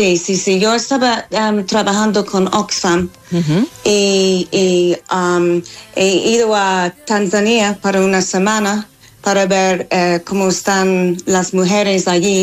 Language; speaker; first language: Spanish; non-native, fluent; English